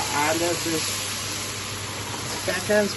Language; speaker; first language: Dutch; non-native, local second language; Caribbean Hindustani